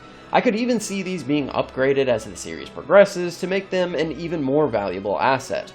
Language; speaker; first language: English; native; English